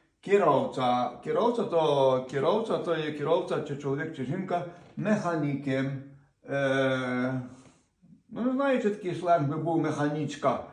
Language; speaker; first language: Polish; non-native, fluent; Ukrainian